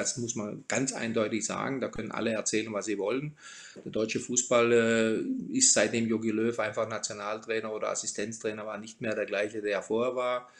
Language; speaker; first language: German; early bilingual, other home language; Croatian